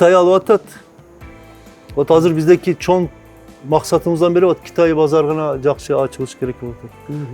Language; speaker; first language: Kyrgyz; non-native, learner; Turkish